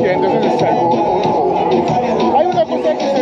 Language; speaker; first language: Spanish; non-native, learner; English